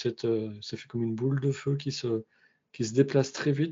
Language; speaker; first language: French; native; French